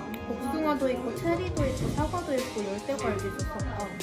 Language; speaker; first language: Korean; native; Korean